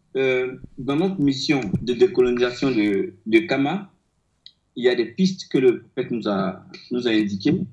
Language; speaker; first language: French; non-native, local second language; Akan